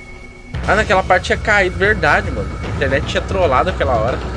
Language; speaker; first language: Portuguese; native; Portuguese